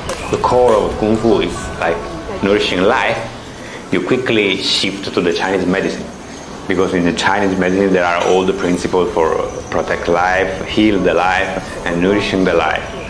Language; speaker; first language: English; non-native, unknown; Italian